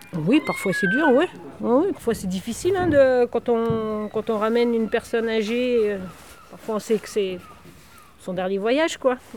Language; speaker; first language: French; native; French